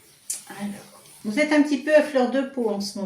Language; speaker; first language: French; native; French